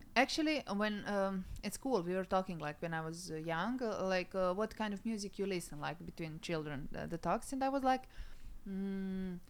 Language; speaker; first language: English; non-native, fluent; Serbian